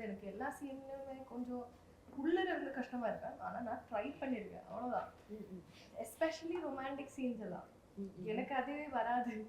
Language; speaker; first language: Tamil; non-native, fluent; Malayalam